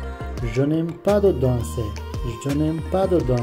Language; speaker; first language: French; non-native, learner; Pashto